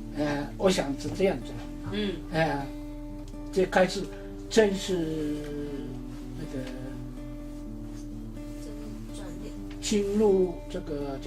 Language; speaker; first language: Chinese; non-native, local second language; Amis